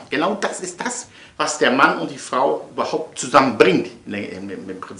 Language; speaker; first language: German; native; German